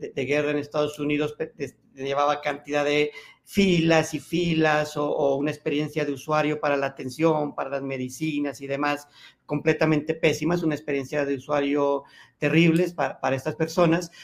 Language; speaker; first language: Spanish; native; Spanish